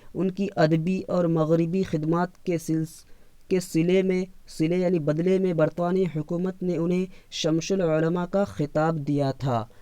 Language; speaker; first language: Urdu; native; Urdu